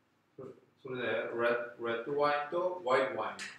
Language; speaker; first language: Japanese; non-native, fluent; Korean